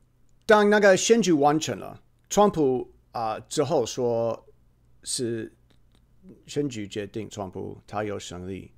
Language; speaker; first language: Chinese; non-native, fluent; English